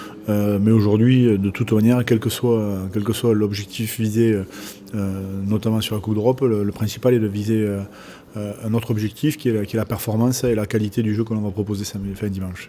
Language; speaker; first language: French; native; French